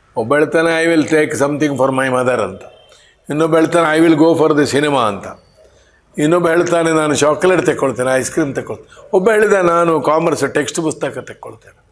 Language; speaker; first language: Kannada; non-native, local second language; Konkani